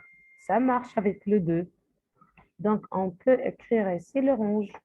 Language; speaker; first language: French; non-native, fluent; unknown